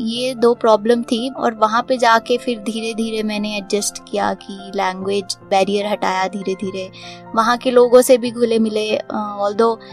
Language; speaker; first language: Hindi; native; Hindi